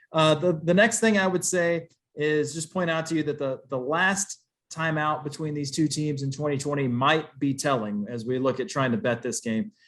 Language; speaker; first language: English; native; English